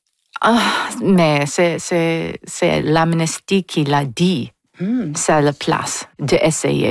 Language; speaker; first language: French; non-native, local second language; English